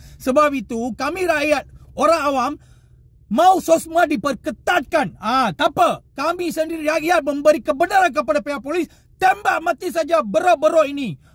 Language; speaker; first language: Malay; non-native, local second language; Tamil